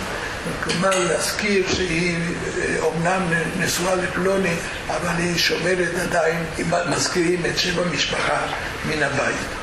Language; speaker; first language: Hebrew; non-native, fluent; Spanish